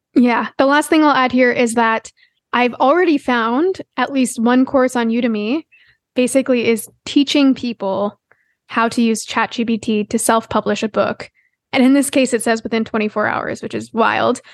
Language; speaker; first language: English; native; English